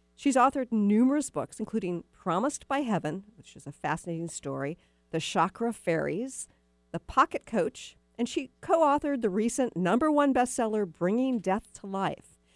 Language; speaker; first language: English; native; English